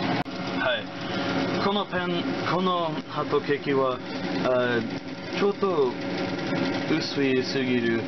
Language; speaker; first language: Japanese; non-native, learner; English